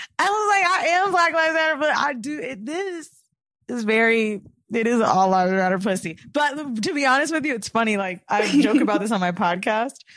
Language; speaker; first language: English; native; English